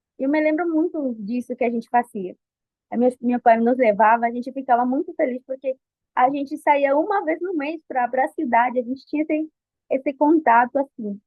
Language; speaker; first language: Portuguese; non-native, fluent; Spanish